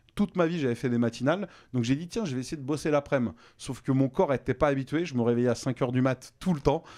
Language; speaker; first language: French; native; French